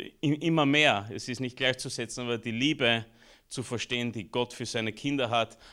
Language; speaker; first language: German; early bilingual, other home language; Romanian